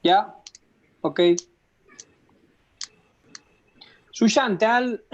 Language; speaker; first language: English; non-native, learner; Spanish